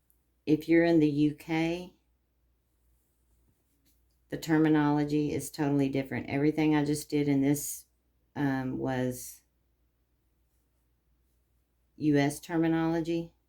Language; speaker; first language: English; native; English